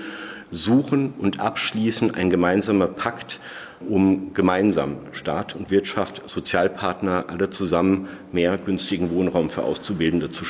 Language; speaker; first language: German; native; German